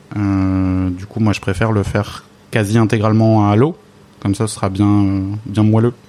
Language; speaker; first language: French; native; French